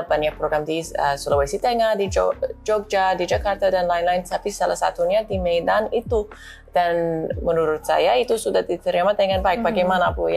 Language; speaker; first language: Indonesian; non-native, fluent; English